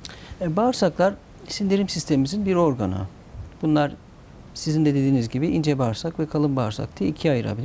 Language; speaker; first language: Turkish; native; Turkish